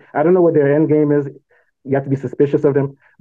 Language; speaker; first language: English; non-native, local second language; Yoruba